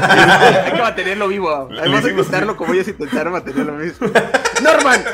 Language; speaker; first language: Spanish; native; Spanish